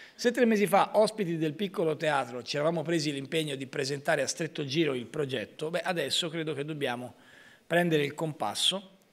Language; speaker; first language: Italian; native; Italian